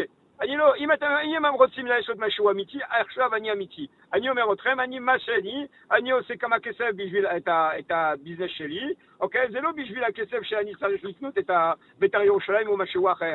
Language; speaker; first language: Hebrew; non-native, learner; French